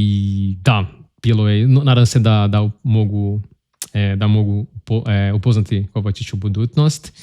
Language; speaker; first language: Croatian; non-native, learner; Portuguese